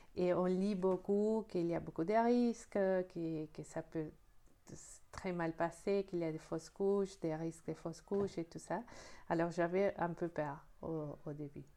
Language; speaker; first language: French; non-native, fluent; Spanish